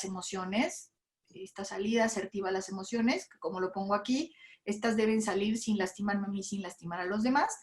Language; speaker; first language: Spanish; native; Spanish